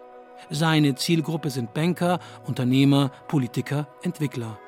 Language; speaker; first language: German; native; German